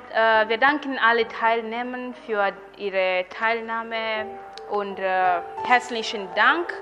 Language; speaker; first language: German; non-native, fluent; Swahili